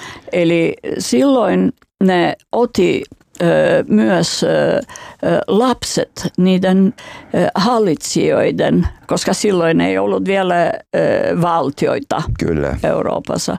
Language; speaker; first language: Finnish; non-native, fluent; Albanian